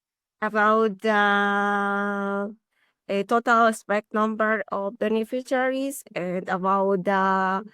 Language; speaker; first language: English; non-native, learner; Spanish